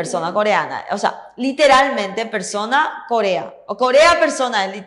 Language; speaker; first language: Spanish; native; Spanish